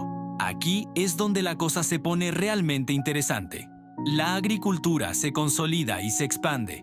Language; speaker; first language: Spanish; native; Spanish